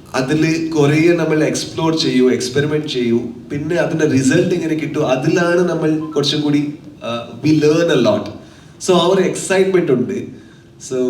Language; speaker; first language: Malayalam; non-native, local second language; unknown